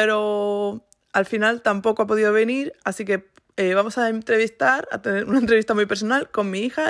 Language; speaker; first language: Spanish; native; Spanish